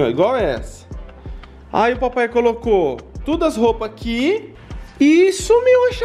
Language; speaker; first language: Portuguese; native; Portuguese